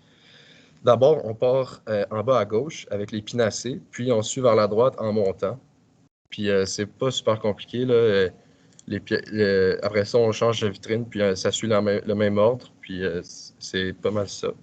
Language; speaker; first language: French; native; French